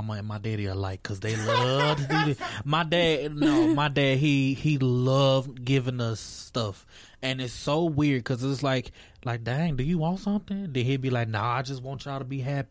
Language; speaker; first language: English; native; English